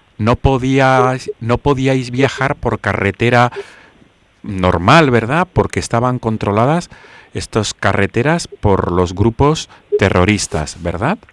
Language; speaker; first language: Spanish; native; Spanish